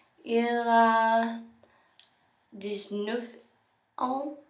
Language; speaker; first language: French; non-native, learner; English